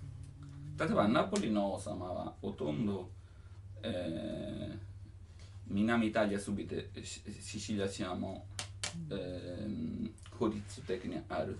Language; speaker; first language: Japanese; non-native, learner; Italian